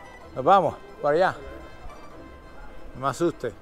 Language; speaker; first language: Spanish; native; Spanish